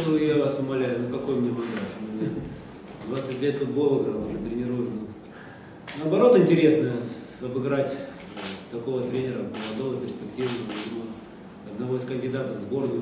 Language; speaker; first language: Russian; native; Russian